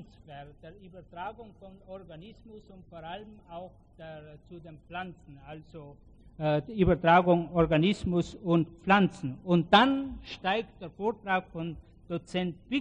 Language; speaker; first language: German; native; German